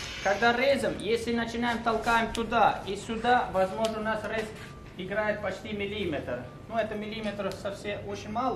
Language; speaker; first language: Russian; non-native, learner; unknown